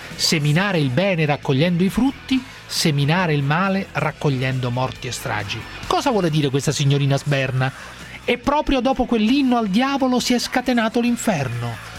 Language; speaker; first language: Italian; native; Italian